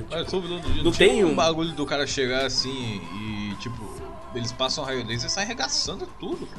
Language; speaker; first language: Portuguese; native; Portuguese